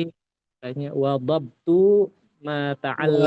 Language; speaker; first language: Arabic; non-native, learner; Indonesian